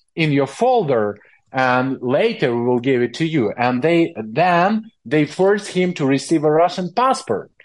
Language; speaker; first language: English; non-native, fluent; Ukrainian